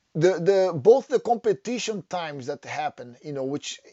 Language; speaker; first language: English; non-native, fluent; Portuguese